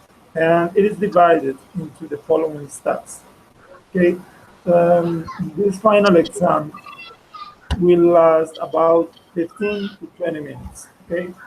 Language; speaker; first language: English; non-native, fluent; Spanish